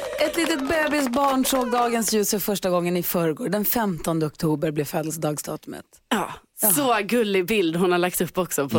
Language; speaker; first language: Swedish; native; Swedish